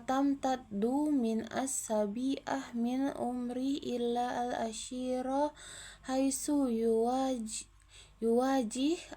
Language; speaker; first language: Arabic; non-native, learner; Indonesian